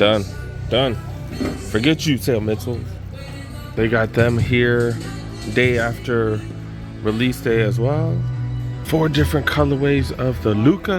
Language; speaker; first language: English; native; English